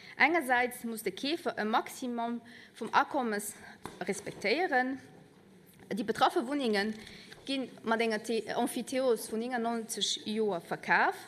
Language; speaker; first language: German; non-native, local second language; Luxembourgish